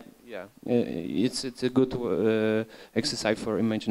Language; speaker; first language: English; non-native, learner; Polish